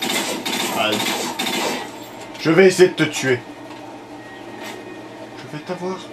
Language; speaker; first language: French; native; French